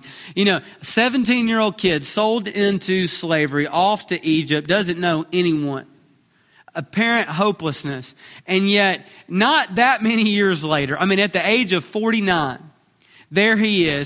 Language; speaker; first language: English; native; English